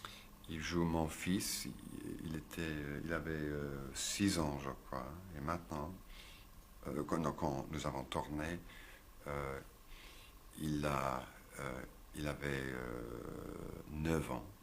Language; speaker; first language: French; non-native, learner; English